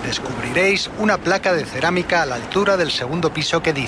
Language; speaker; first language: Spanish; native; Spanish